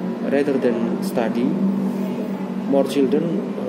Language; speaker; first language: English; non-native, learner; Indonesian